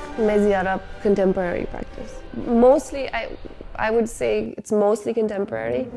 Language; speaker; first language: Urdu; non-native, learner; English